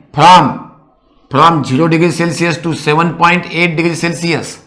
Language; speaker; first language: Hindi; non-native, local second language; Marathi